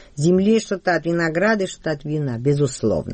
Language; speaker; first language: Russian; non-native, local second language; Georgian